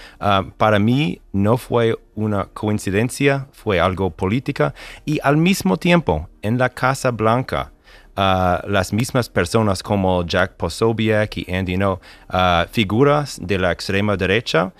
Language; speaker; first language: Spanish; non-native, fluent; English